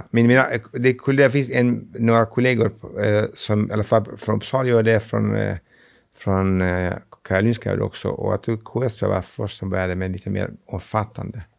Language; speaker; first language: Swedish; non-native, fluent; Kurdish